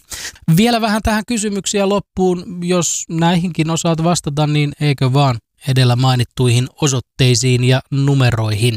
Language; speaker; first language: Finnish; native; Finnish